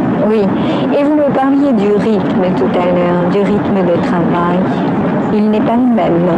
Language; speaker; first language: French; native; French